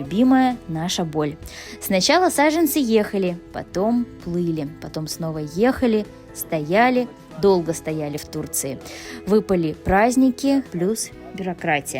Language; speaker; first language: Russian; native; Russian